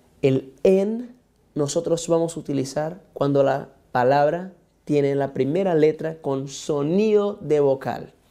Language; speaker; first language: Spanish; non-native, fluent; Portuguese